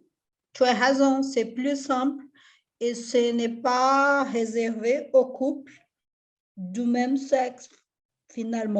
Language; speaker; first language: French; non-native, fluent; Portuguese